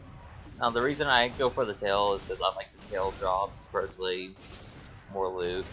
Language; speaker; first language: English; native; English